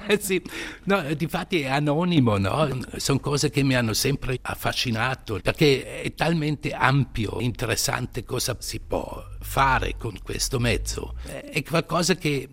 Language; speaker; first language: Italian; non-native, local second language; German